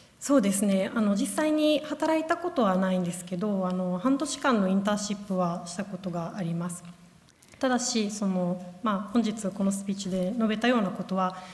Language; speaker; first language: Japanese; non-native, fluent; Italian